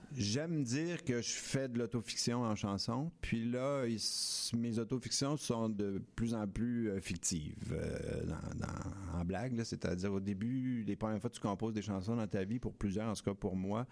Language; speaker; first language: French; native; French